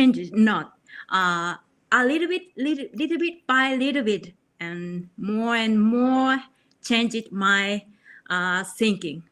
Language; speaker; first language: English; non-native, learner; Japanese